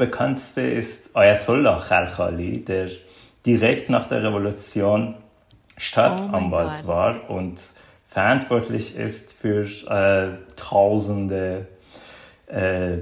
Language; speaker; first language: German; non-native, fluent; Persian